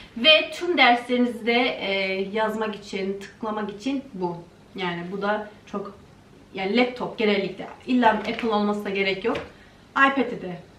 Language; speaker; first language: Turkish; early bilingual, heritage; Turkish